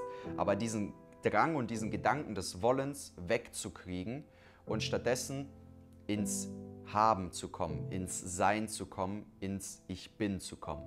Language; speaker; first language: German; native; German